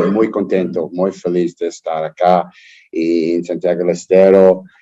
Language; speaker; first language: Spanish; non-native, learner; English